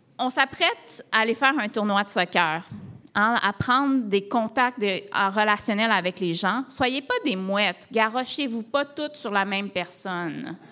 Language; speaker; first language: French; native; French